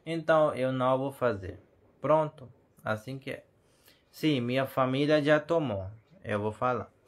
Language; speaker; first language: Portuguese; non-native, learner; Hindi